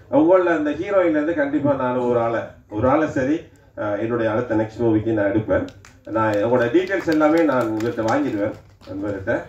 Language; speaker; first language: Tamil; native; Tamil